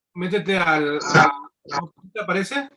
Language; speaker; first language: Spanish; native; Spanish